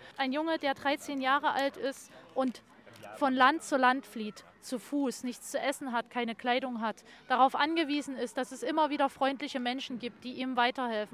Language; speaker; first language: German; native; German